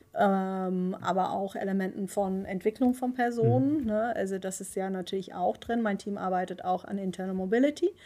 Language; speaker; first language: German; non-native, fluent; Dutch